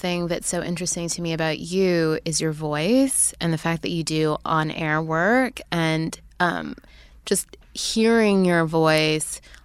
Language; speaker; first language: English; native; English